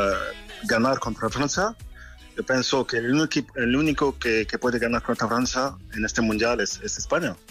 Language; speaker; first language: Spanish; non-native, fluent; French